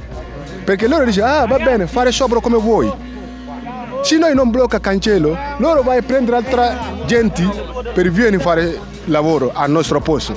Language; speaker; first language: Italian; non-native, learner; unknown